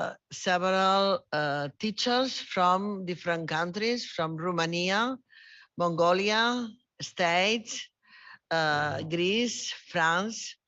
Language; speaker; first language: English; non-native, learner; Spanish